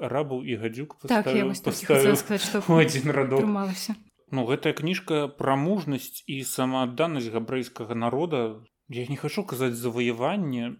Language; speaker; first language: Belarusian; native; Belarusian